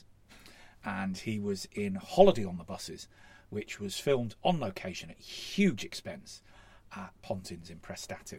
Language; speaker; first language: English; native; English